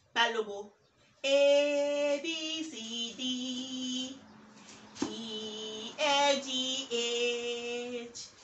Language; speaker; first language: English; non-native, local second language; Ga